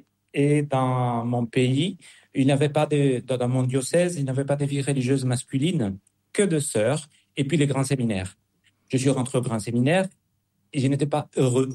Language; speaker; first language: French; non-native, fluent; Spanish